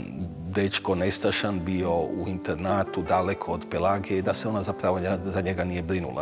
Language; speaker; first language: Croatian; native; Croatian